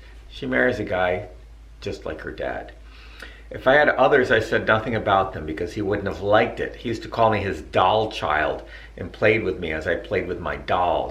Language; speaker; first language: English; native; English